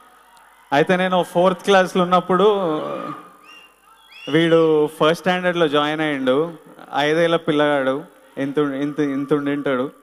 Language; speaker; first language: Telugu; native; Telugu